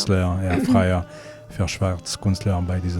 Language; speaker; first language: German; non-native, learner; French